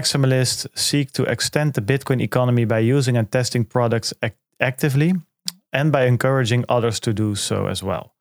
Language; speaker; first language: English; non-native, fluent; Dutch